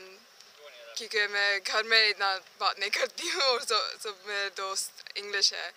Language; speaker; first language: Hindi; early bilingual, heritage; Hindi